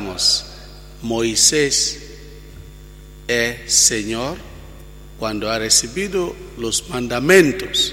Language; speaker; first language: Spanish; non-native, fluent; Italian